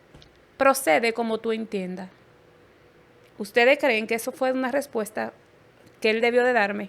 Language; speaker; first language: Spanish; native; Spanish